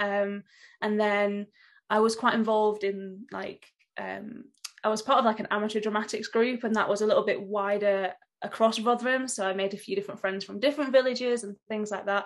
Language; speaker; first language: English; native; English